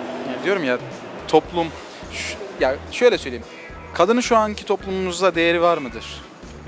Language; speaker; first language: Turkish; native; Turkish